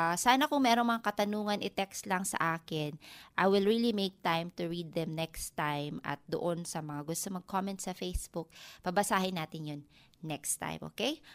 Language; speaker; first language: Filipino; non-native, local second language; Waray